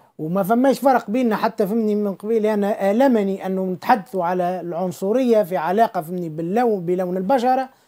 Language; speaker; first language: Arabic; native; Arabic